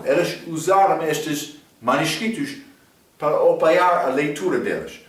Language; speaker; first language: Portuguese; non-native, fluent; English